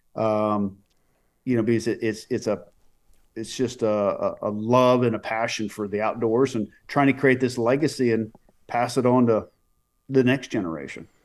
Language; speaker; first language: English; native; English